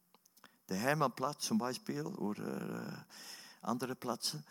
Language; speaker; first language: German; non-native, learner; Dutch